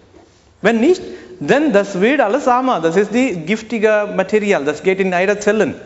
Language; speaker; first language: German; non-native, learner; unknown